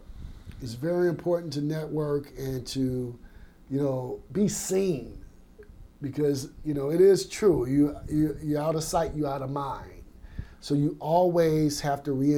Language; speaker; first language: English; native; English